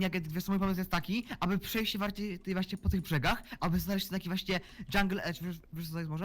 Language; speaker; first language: Polish; native; Polish